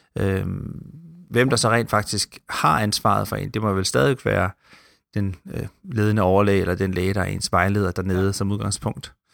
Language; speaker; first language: Danish; native; Danish